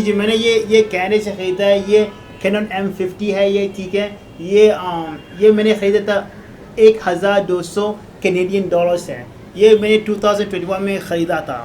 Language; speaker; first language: Hindi; non-native, learner; Arabic